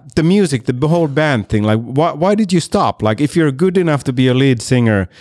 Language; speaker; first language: English; non-native, fluent; Finnish